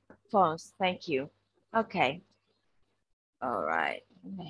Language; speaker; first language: English; non-native, fluent; Vietnamese